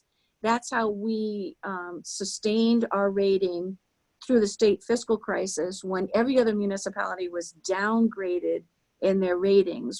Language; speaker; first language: English; native; English